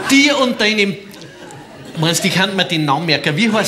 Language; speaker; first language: German; native; German